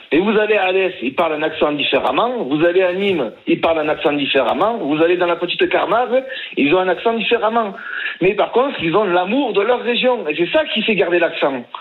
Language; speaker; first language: French; native; French